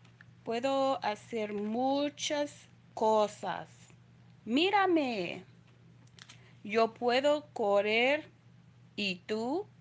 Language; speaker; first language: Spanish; non-native, learner; English